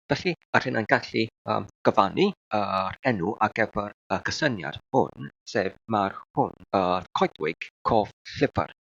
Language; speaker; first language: Welsh; non-native, learner; English